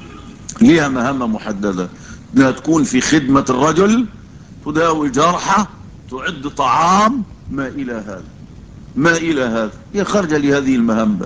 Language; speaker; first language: Arabic; native; Arabic